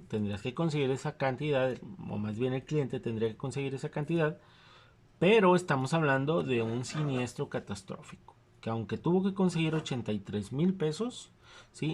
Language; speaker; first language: Spanish; native; Spanish